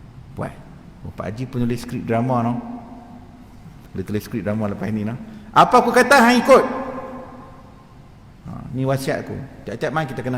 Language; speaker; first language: Malay; native; Malay